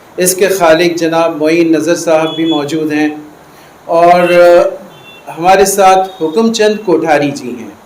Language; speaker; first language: Urdu; native; Urdu